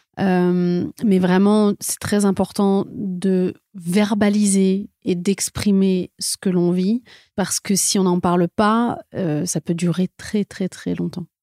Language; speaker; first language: French; native; French